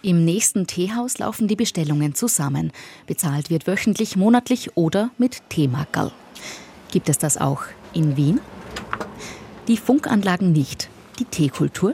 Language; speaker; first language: German; native; German